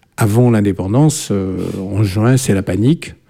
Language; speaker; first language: French; native; French